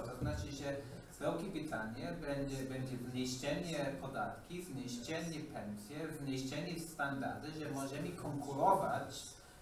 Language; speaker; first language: Polish; non-native, learner; English